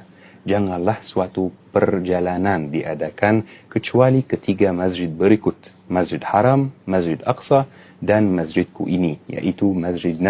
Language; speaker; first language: Indonesian; non-native, fluent; Arabic